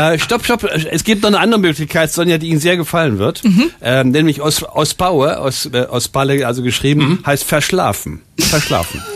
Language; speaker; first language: German; native; German